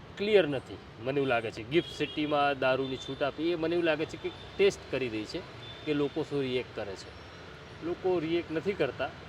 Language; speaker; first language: Gujarati; non-native, local second language; Marathi